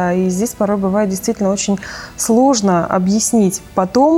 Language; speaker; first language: Russian; native; Russian